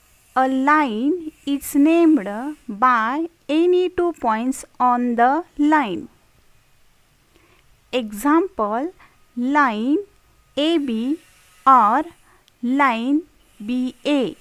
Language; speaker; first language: English; non-native, local second language; Marathi